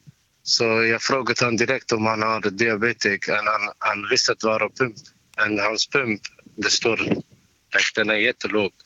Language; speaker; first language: Swedish; non-native, local second language; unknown